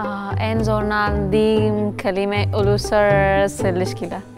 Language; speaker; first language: Turkish; non-native, fluent; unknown